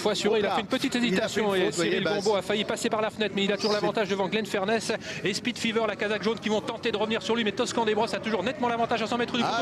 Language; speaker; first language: French; native; French